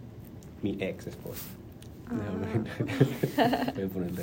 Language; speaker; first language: Spanish; native; Spanish